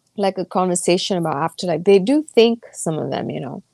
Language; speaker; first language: English; non-native, local second language; Gujarati